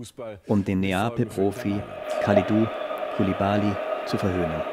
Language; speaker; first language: German; native; German